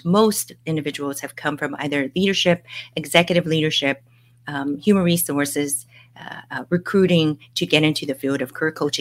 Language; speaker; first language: English; native; English